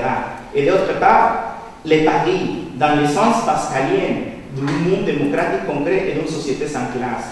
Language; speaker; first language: French; non-native, fluent; Spanish